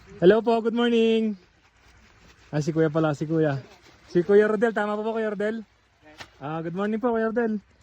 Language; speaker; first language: Filipino; native; Filipino